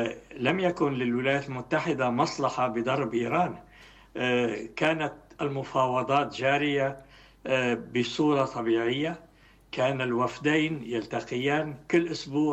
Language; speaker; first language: Arabic; native; Arabic